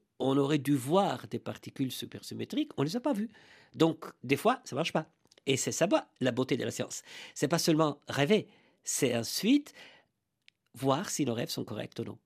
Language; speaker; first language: French; non-native, fluent; Italian